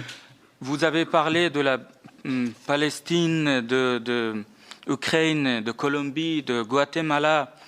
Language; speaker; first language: French; non-native, fluent; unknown